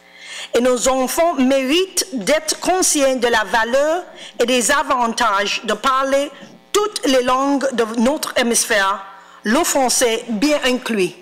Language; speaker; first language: French; non-native, fluent; English